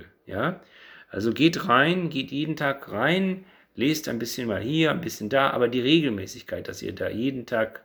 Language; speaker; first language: German; native; German